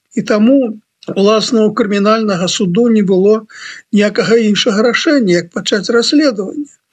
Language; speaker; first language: Belarusian; non-native, local second language; Russian